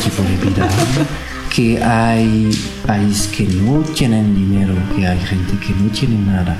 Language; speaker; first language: Spanish; non-native, fluent; French